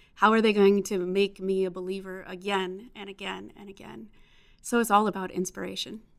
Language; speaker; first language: English; native; English